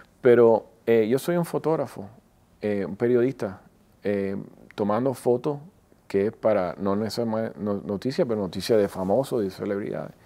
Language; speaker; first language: Spanish; early bilingual, heritage; Spanish